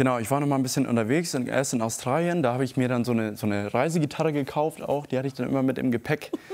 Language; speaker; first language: German; native; German